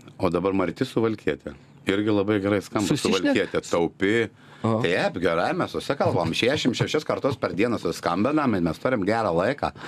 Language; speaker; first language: Lithuanian; native; Lithuanian